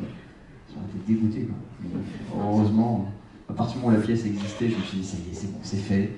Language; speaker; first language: French; native; French